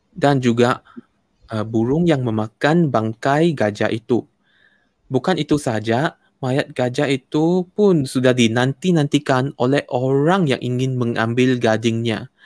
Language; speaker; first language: Malay; non-native, local second language; Chinese